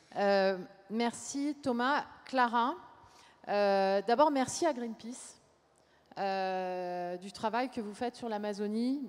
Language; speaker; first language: French; native; French